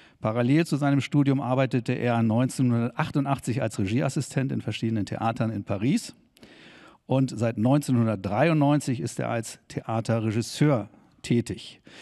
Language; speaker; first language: German; native; German